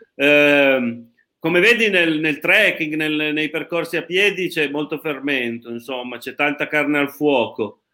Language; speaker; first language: Italian; native; Italian